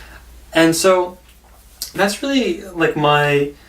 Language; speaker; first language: English; native; English